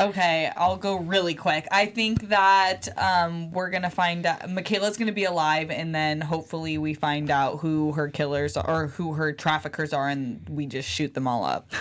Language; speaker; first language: English; native; English